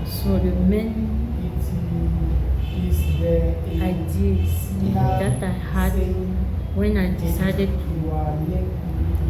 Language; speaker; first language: English; non-native, learner; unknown